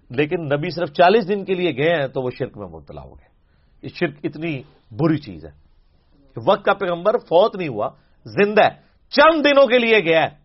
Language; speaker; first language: Urdu; non-native, local second language; Punjabi